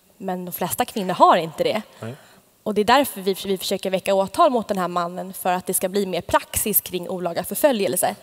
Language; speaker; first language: Swedish; native; Swedish